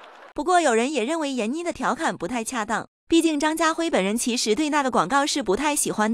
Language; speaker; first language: Chinese; native; Chinese